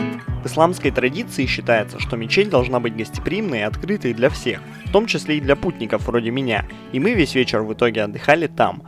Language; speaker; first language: Russian; native; Russian